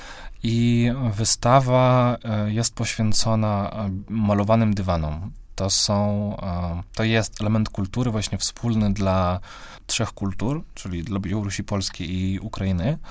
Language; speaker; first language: Polish; non-native, fluent; Russian